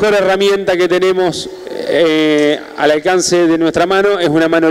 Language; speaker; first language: Spanish; native; Spanish